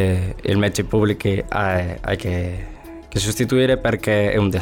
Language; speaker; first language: Italian; non-native, learner; Spanish